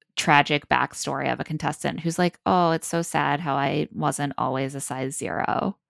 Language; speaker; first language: English; native; English